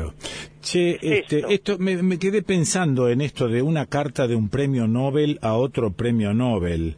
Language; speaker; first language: Spanish; native; Spanish